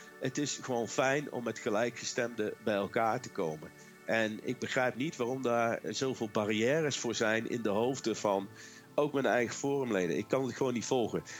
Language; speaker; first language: Dutch; native; Dutch